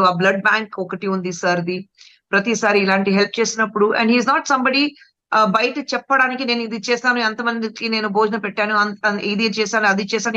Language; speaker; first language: Telugu; non-native, fluent; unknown